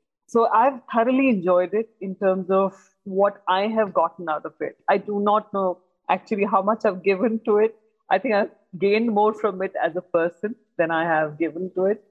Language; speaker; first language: English; non-native, local second language; Hindi